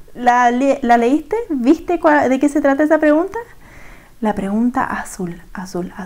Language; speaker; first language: Spanish; native; Spanish